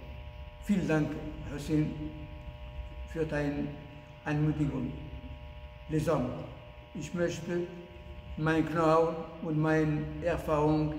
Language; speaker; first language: German; non-native, learner; Arabic